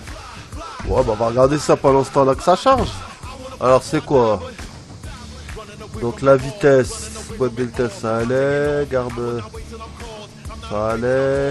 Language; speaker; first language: French; native; French